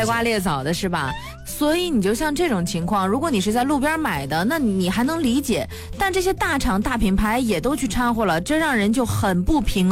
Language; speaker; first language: Chinese; native; Chinese